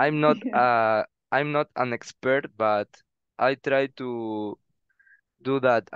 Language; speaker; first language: English; non-native, learner; Spanish